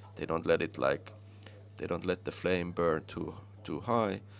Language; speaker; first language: English; non-native, fluent; Finnish